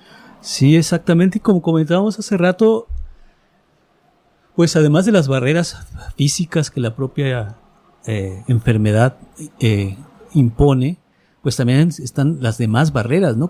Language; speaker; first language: Spanish; native; Spanish